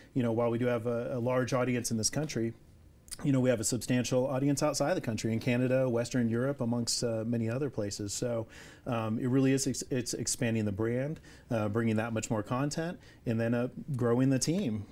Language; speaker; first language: English; native; English